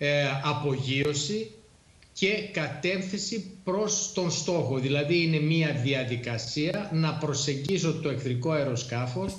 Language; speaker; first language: Greek; native; Greek